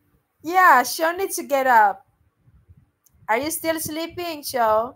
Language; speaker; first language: English; non-native, local second language; Filipino